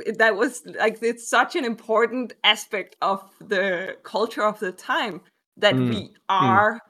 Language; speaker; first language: English; non-native, fluent; Danish